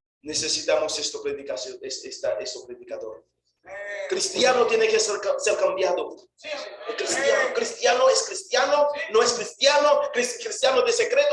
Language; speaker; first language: Spanish; non-native, fluent; Haitian Creole